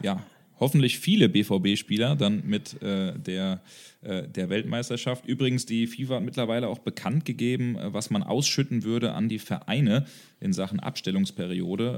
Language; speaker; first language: German; native; German